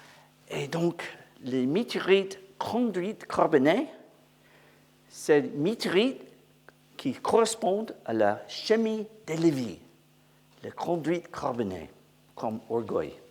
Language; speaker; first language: French; non-native, learner; English